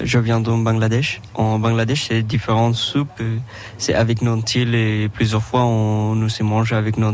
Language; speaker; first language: French; non-native, learner; Bangla